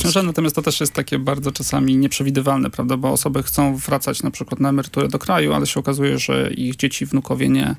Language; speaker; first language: Polish; native; Polish